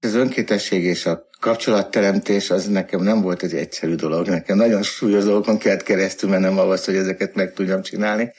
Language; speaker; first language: Hungarian; native; Hungarian